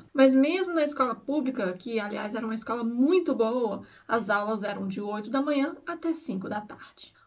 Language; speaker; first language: Portuguese; early bilingual, heritage; Portuguese